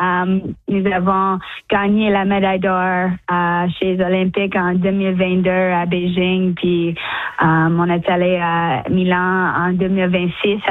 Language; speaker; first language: French; early bilingual, heritage; English